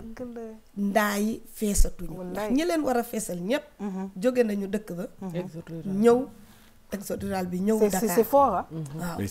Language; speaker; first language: Wolof; non-native, local second language; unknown